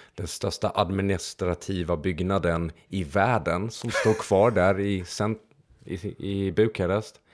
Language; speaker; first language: Swedish; early bilingual, other home language; Hungarian